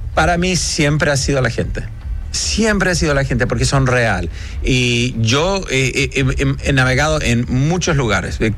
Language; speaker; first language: Spanish; early bilingual, heritage; English